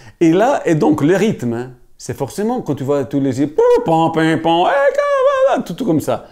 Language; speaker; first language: French; non-native, fluent; Italian